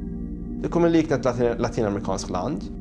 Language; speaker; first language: Swedish; early bilingual, other home language; Persian